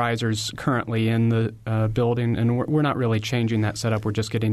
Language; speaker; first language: English; native; English